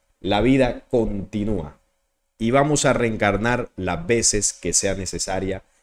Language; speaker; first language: Spanish; native; Spanish